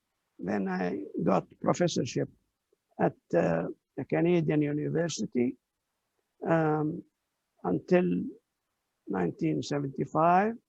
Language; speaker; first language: English; non-native, fluent; Arabic